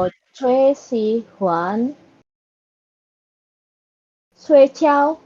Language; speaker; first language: Chinese; non-native, learner; Indonesian